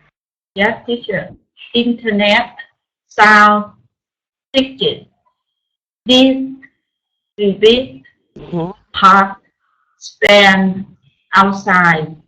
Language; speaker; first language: English; non-native, learner; Vietnamese